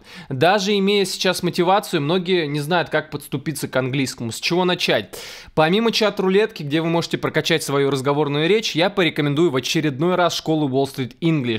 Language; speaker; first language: Russian; native; Russian